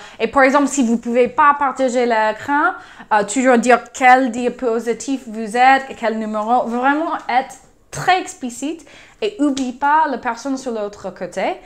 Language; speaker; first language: French; non-native, fluent; English